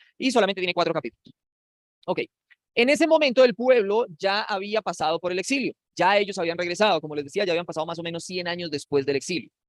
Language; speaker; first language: Spanish; native; Spanish